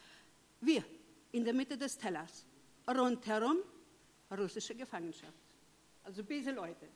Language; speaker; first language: German; early bilingual, heritage; German